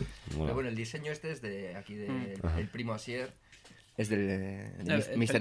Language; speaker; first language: Spanish; native; Spanish